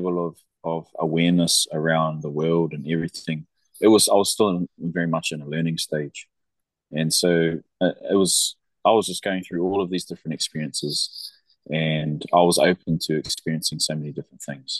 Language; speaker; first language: English; native; English